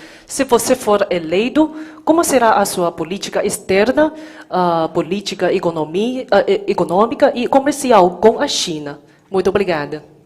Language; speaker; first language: Portuguese; non-native, fluent; Chinese